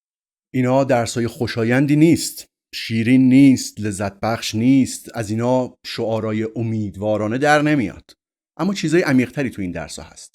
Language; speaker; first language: Persian; native; Persian